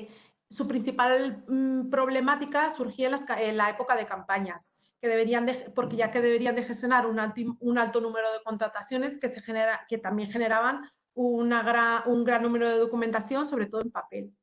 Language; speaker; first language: Spanish; native; Spanish